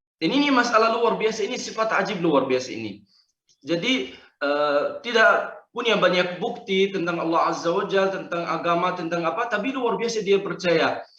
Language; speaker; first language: Indonesian; non-native, fluent; Arabic